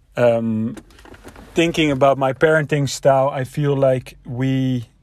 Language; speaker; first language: English; non-native, fluent; Dutch